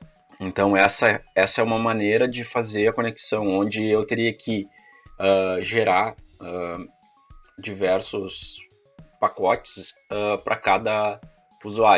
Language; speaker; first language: Portuguese; native; Portuguese